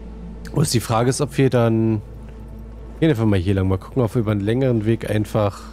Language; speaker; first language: German; native; German